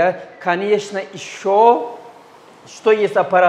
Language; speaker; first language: Russian; non-native, fluent; Turkish